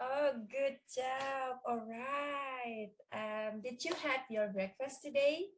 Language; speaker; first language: English; non-native, learner; Indonesian